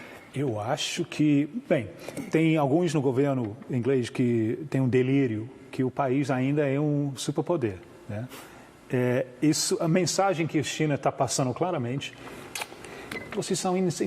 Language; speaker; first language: Portuguese; non-native, fluent; English